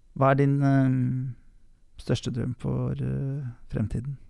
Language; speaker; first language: Norwegian; native; Norwegian